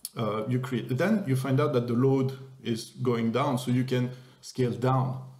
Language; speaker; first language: English; non-native, fluent; French